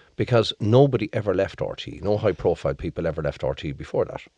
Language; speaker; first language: English; native; English